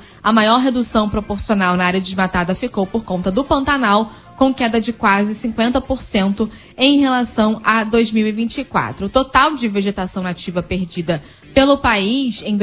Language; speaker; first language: Portuguese; native; Portuguese